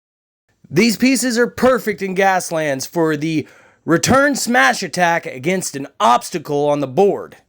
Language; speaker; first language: English; native; English